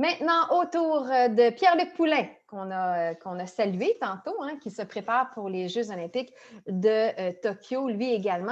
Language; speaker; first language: French; native; French